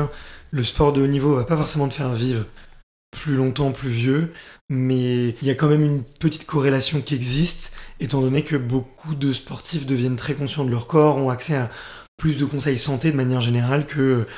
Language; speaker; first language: French; native; French